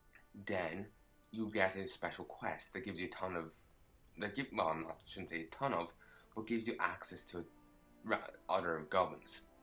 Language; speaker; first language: English; native; English